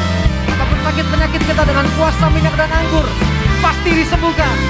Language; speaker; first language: Indonesian; native; Indonesian